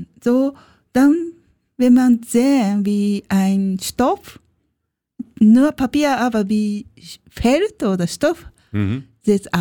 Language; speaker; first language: German; non-native, learner; Japanese